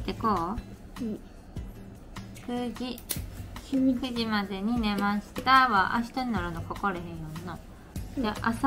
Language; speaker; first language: Japanese; native; Japanese